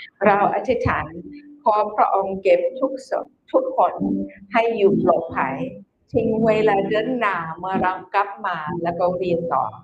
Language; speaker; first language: Thai; non-native, fluent; English